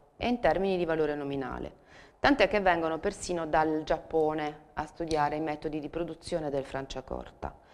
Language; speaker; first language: Italian; native; Italian